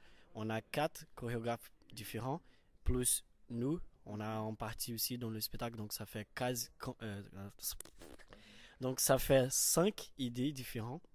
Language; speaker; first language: French; non-native, learner; Portuguese